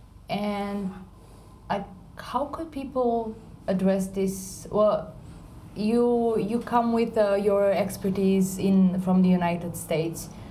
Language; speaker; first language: English; non-native, fluent; Romanian